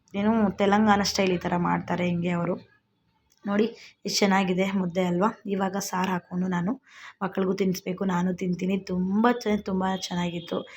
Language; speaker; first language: Kannada; native; Kannada